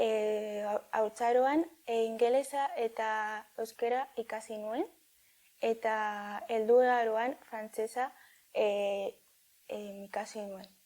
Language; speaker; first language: Basque; non-native, local second language; Spanish